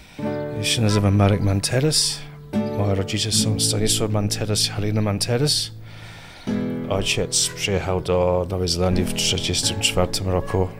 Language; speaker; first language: Polish; early bilingual, heritage; Polish